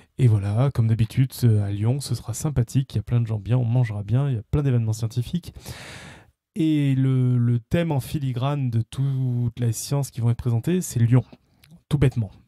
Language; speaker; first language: French; native; French